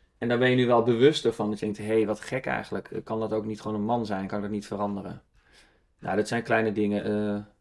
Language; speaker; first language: Dutch; native; Dutch